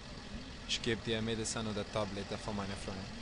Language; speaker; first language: German; non-native, learner; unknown